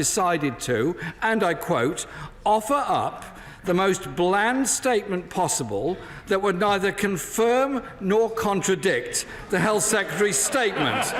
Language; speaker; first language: English; native; English